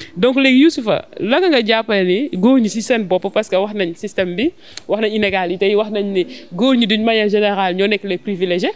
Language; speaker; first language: Wolof; native; Wolof